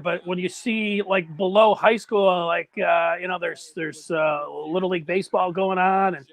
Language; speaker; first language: English; native; English